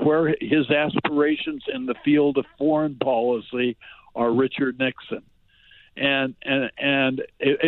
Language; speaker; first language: English; native; English